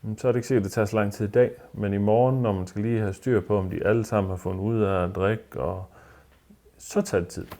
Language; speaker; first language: Danish; native; Danish